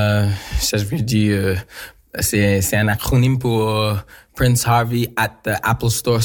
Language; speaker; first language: French; non-native, local second language; English